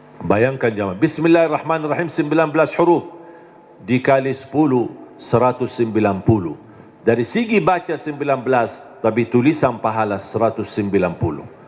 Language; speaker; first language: Indonesian; non-native, fluent; Arabic